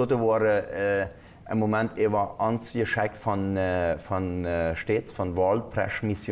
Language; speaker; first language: German; non-native, local second language; Plautdietsch